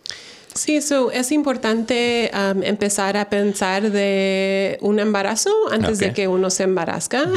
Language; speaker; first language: Spanish; early bilingual, heritage; Spanish